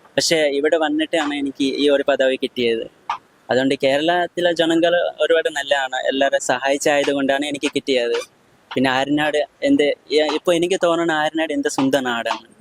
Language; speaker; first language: Malayalam; non-native, local second language; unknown